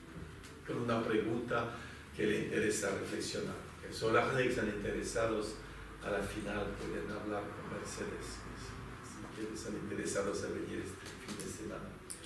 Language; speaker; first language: Spanish; non-native, fluent; French